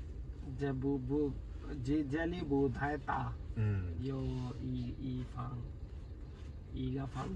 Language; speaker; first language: Chinese; non-native, learner; Urdu